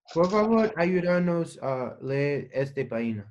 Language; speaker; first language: Spanish; non-native, learner; English